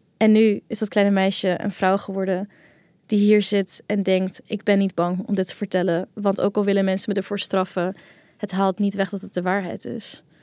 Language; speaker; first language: Dutch; early bilingual, other home language; Kurdish